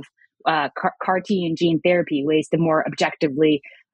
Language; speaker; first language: English; native; English